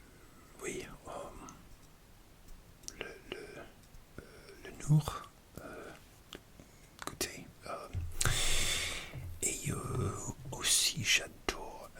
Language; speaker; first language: French; non-native, learner; English